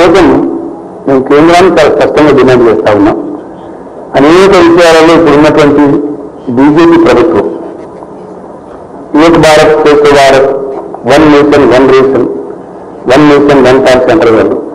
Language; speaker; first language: Telugu; native; Telugu